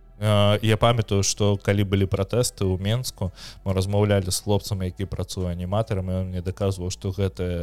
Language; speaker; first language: Belarusian; non-native, local second language; Russian